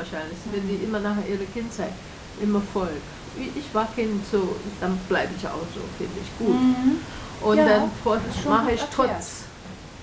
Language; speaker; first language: German; non-native, learner; Chinese